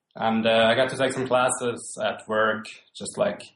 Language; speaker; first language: English; non-native, fluent; Finnish